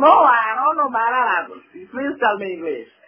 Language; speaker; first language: English; non-native, learner; Malayalam